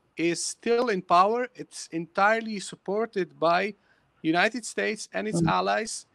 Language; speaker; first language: English; early bilingual, other home language; Persian